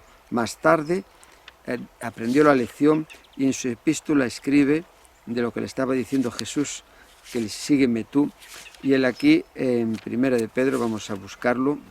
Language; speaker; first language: Spanish; native; Spanish